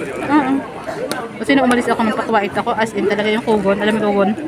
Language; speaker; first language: Filipino; native; Filipino